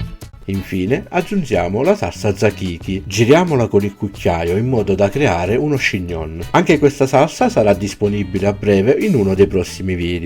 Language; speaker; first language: Italian; native; Italian